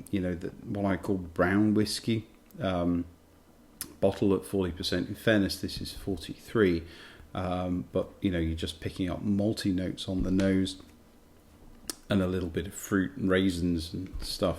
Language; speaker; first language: English; native; English